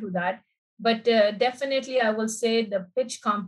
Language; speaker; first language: English; non-native, local second language; Urdu